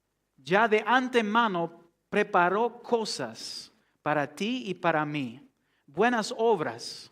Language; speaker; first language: Spanish; non-native, fluent; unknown